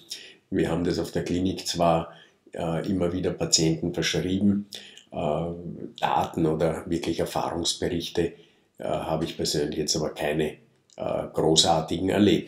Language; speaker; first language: German; native; German